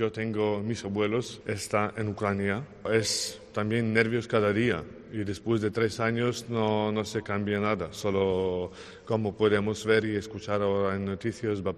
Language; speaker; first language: Spanish; non-native, learner; Ukrainian